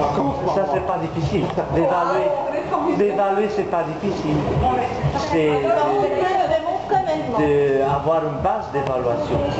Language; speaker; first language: French; non-native, learner; Romanian